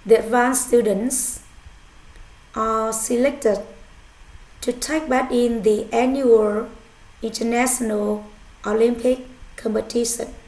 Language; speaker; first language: English; non-native, fluent; Vietnamese